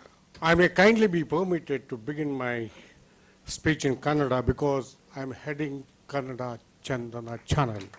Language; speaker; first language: English; non-native, local second language; Kannada